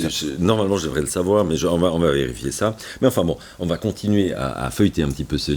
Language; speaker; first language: French; native; French